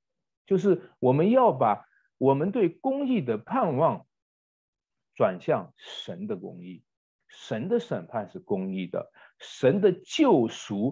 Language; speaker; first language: Chinese; native; Chinese